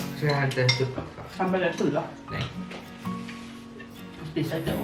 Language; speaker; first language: Swedish; non-native, learner; Thai